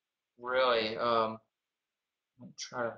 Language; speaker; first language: English; native; English